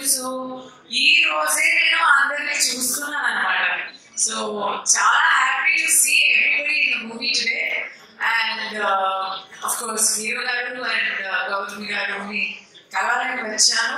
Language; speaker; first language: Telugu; non-native, local second language; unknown